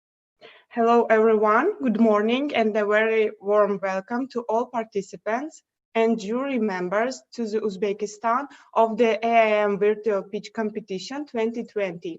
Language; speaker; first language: English; non-native, fluent; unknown